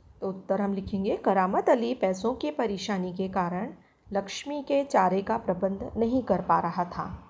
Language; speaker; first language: Hindi; non-native, local second language; Marathi